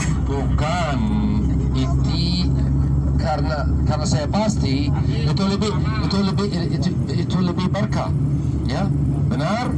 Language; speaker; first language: Indonesian; non-native, learner; Arabic